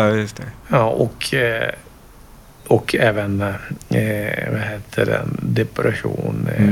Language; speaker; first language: Swedish; non-native, fluent; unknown